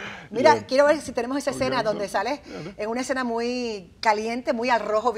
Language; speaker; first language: Spanish; native; Spanish